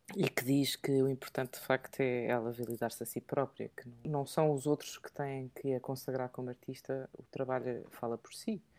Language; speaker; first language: Portuguese; early bilingual, other home language; English